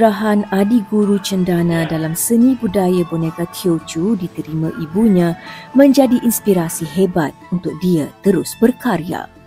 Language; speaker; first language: Malay; native; Malay